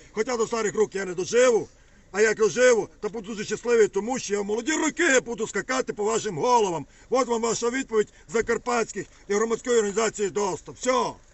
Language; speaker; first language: Ukrainian; native; Ukrainian